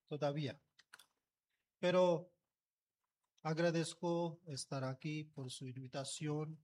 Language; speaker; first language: Spanish; non-native, learner; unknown